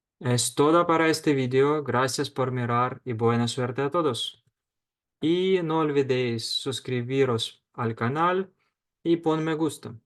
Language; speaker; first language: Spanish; non-native, fluent; Ukrainian